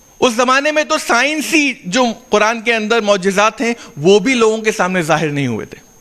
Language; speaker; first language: Urdu; native; Urdu